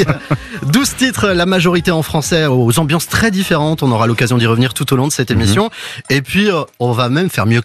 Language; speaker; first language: French; native; French